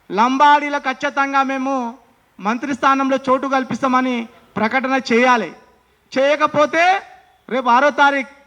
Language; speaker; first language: Telugu; non-native, local second language; Lambadi